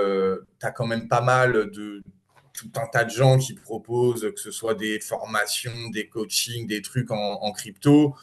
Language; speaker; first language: French; native; French